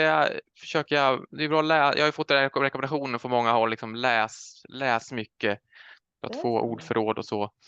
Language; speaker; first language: Swedish; native; Swedish